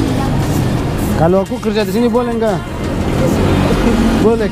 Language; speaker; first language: Indonesian; non-native, learner; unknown